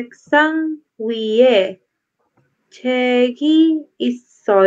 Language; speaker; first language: Korean; non-native, learner; Indonesian